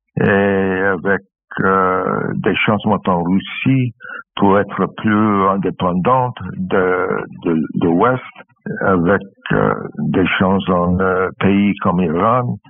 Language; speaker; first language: French; non-native, learner; English